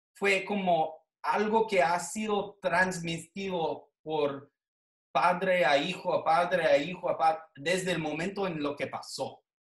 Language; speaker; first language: Spanish; non-native, fluent; English